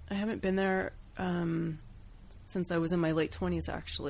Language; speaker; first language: English; native; English